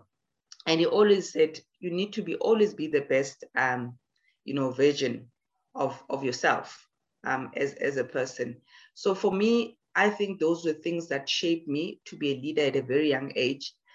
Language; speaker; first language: English; non-native, local second language; Zulu